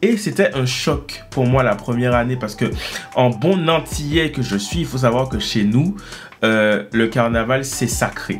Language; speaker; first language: French; native; French